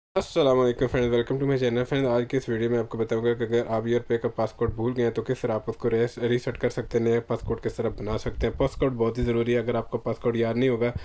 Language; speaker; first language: Urdu; non-native, local second language; Punjabi